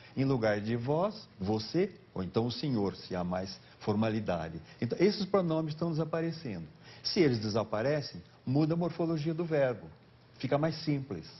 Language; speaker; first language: Portuguese; native; Portuguese